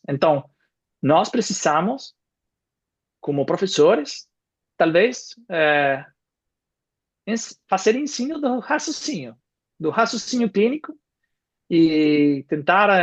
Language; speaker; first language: Portuguese; non-native, fluent; Spanish